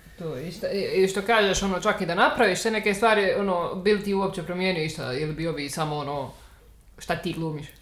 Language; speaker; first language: Bosnian; native; Bosnian